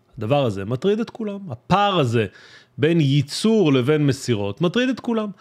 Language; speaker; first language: Hebrew; native; Hebrew